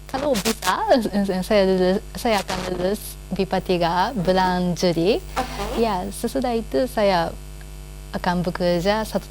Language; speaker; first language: Indonesian; non-native, learner; Japanese